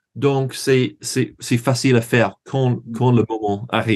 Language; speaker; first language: French; non-native, fluent; English